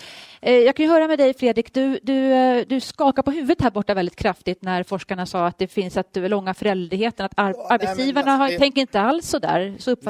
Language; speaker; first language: Swedish; native; Swedish